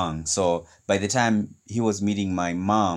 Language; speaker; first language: English; non-native, local second language; Nyanja